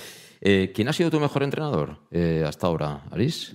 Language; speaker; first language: Spanish; native; Spanish